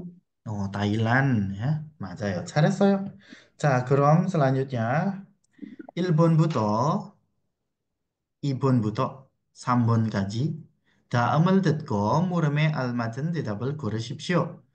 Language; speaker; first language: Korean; non-native, fluent; Indonesian